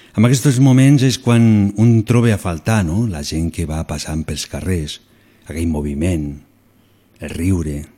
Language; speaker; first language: Catalan; non-native, local second language; Spanish